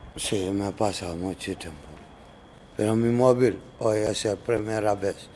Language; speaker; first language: Spanish; non-native, learner; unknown